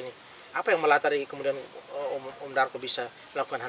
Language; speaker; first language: Indonesian; native; Indonesian